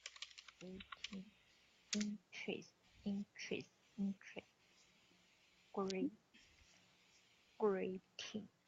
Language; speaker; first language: English; non-native, learner; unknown